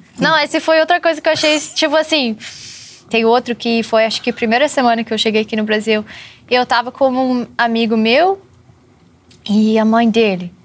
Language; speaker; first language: Portuguese; non-native, fluent; English